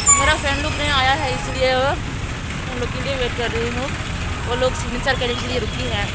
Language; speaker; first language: Hindi; non-native, local second language; Kok Borok